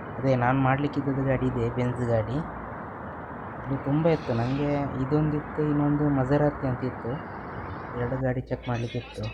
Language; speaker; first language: Kannada; non-native, local second language; Tulu